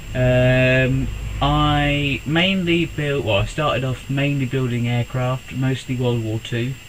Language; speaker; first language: English; native; English